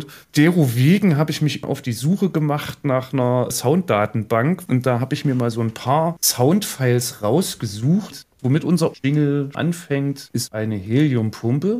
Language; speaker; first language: German; native; German